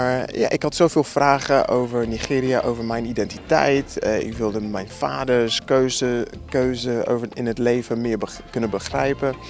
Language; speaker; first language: Dutch; non-native, fluent; English